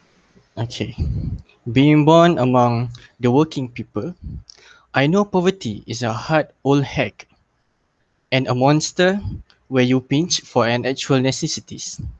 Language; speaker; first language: English; non-native, local second language; Malay